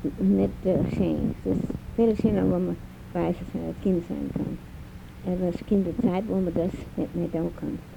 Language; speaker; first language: German; early bilingual, heritage; German